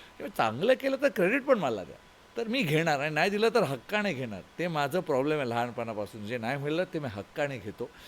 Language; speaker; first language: Marathi; non-native, local second language; Tulu